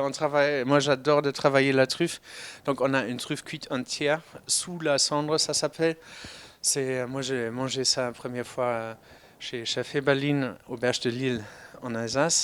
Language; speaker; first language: French; non-native, fluent; German